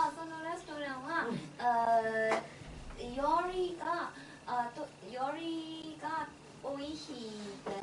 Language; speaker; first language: Japanese; non-native, learner; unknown